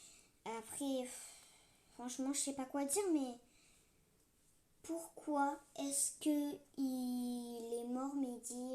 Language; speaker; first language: French; native; French